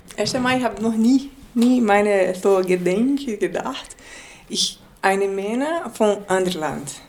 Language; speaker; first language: German; non-native, learner; Portuguese